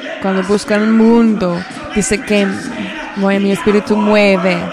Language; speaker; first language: Spanish; non-native, learner; English